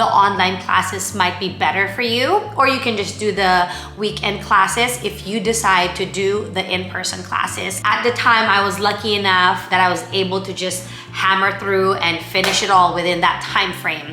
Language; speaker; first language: English; non-native, local second language; Filipino